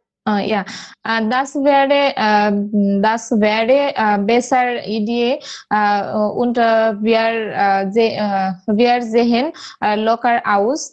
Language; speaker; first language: German; non-native, learner; Bangla